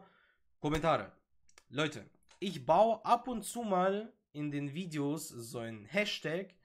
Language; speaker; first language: German; native; German